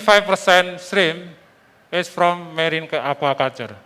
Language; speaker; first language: English; non-native, fluent; Indonesian